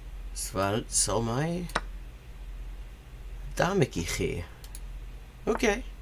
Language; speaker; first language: Dutch; non-native, learner; English